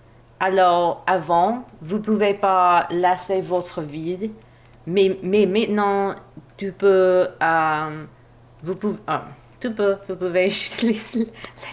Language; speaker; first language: French; non-native, learner; English